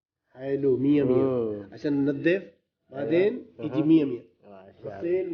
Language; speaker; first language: Arabic; non-native, learner; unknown